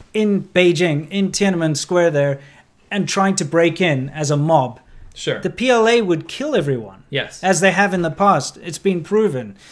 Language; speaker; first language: English; native; English